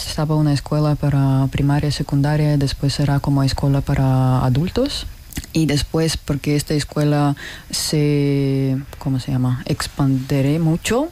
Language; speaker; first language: Spanish; non-native, learner; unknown